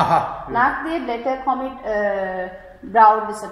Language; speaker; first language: German; non-native, learner; Sinhala